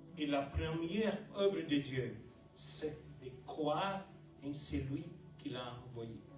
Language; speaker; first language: French; non-native, fluent; German